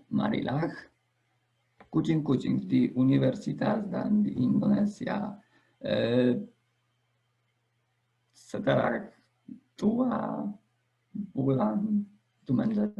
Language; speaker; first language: Indonesian; non-native, fluent; Polish